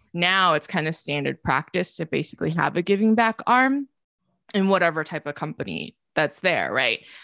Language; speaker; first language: English; early bilingual, other home language; Chinese